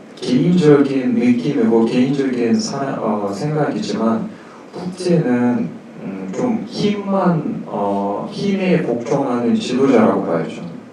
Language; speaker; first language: Korean; non-native, fluent; Russian